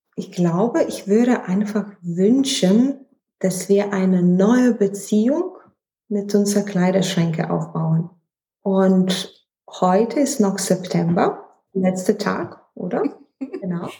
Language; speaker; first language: German; non-native, fluent; Lithuanian